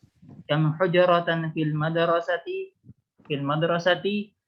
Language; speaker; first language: Arabic; non-native, learner; Indonesian